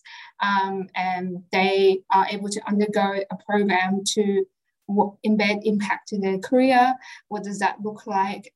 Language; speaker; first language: English; native; English